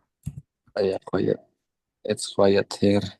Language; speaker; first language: English; non-native, learner; Indonesian